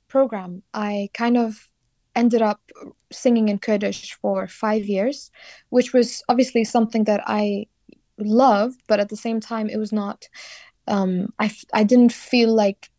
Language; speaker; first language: English; non-native, fluent; Kurdish